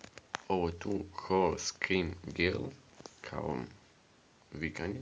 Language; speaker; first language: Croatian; early bilingual, heritage; Croatian